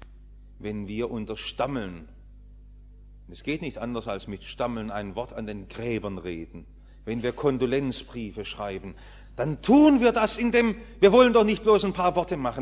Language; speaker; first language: German; native; German